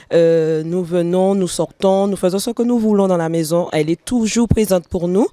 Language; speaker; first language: French; native; French